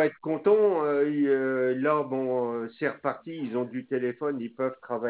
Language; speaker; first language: French; native; French